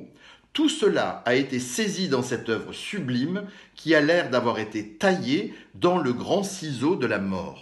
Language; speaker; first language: French; native; French